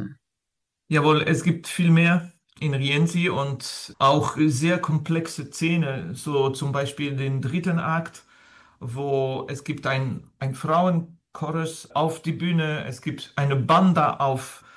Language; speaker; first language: German; non-native, fluent; French